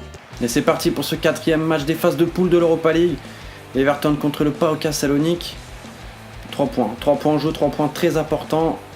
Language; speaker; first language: French; native; French